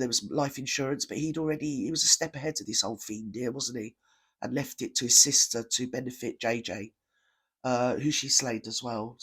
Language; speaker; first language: English; native; English